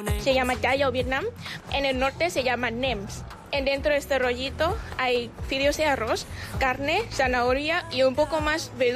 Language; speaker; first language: Spanish; non-native, learner; Vietnamese